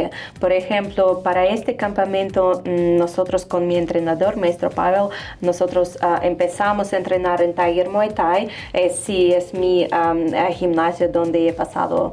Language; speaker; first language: Spanish; non-native, fluent; Russian